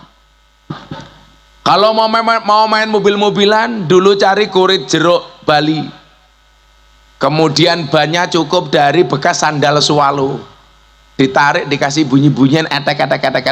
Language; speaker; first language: Indonesian; non-native, local second language; Javanese